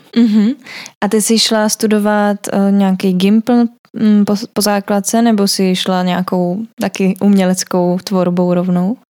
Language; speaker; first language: Czech; native; Czech